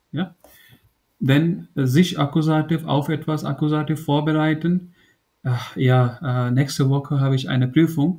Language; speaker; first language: German; non-native, fluent; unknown